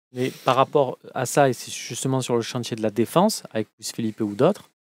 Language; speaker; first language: French; native; French